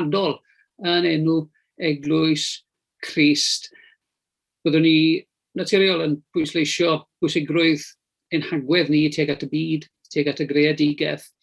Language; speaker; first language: Welsh; native; Welsh